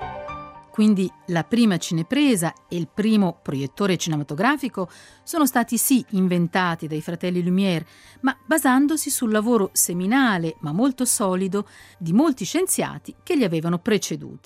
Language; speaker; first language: Italian; native; Italian